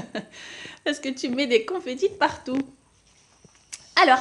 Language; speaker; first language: French; native; French